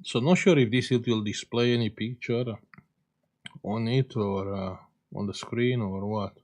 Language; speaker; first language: English; non-native, fluent; Romanian